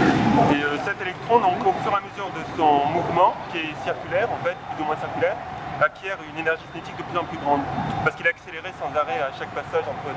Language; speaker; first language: French; native; French